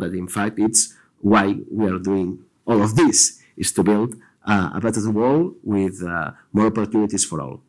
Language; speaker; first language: English; non-native, fluent; Catalan